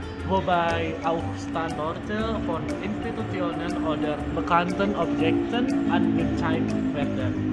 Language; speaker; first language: German; non-native, learner; Indonesian